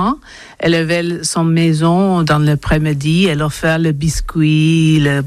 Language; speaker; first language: French; non-native, learner; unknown